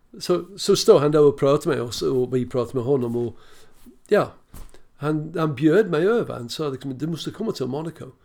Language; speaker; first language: Swedish; non-native, fluent; English